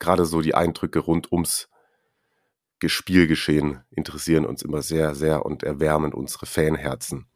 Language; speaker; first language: German; native; German